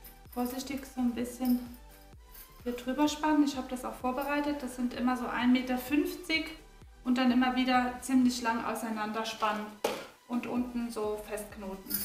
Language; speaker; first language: German; native; German